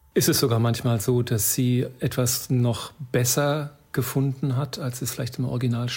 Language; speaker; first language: German; native; German